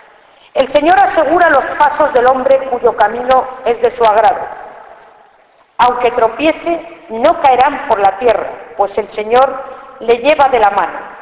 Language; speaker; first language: Spanish; native; Spanish